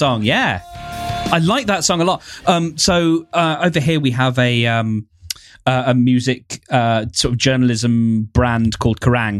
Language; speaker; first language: English; native; English